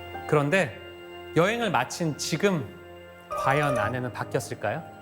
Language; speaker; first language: Korean; native; Korean